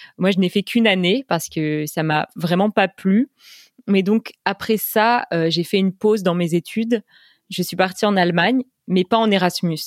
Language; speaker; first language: French; native; French